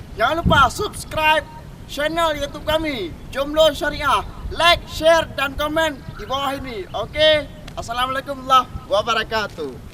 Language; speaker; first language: Indonesian; native; Indonesian